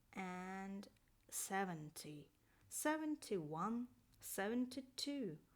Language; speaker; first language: English; non-native, fluent; Azerbaijani